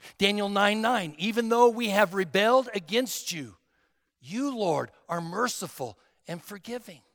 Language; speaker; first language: English; native; English